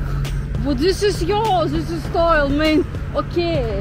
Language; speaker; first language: English; non-native, learner; Russian